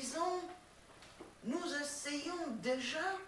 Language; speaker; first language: French; non-native, fluent; Russian